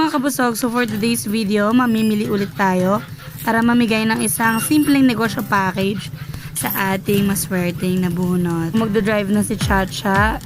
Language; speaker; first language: Filipino; non-native, local second language; Pampanga